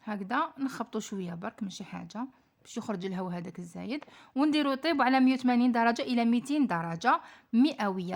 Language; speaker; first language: Arabic; native; Arabic